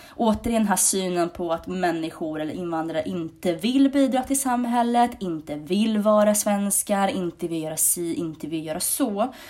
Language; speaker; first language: Swedish; early bilingual, other home language; Hungarian